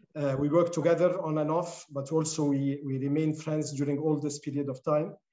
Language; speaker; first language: English; non-native, fluent; Arabic